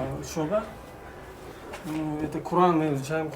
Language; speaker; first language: Russian; non-native, local second language; Uzbek